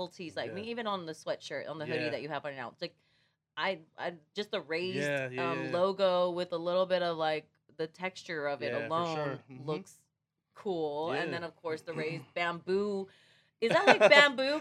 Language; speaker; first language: English; non-native, fluent; Samoan